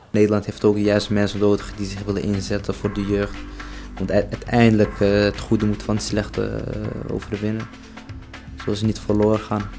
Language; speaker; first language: Dutch; early bilingual, other home language; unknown